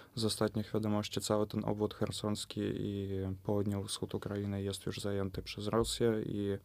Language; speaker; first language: Polish; non-native, fluent; Russian